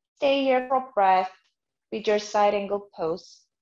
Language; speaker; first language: English; non-native, fluent; Korean